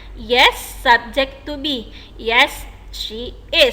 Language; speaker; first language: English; non-native, fluent; Indonesian